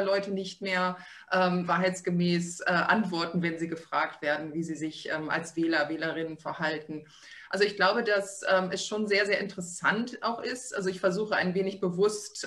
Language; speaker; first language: German; native; German